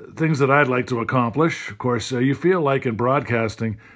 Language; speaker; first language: English; native; English